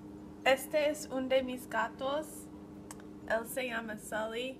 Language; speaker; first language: Spanish; non-native, learner; English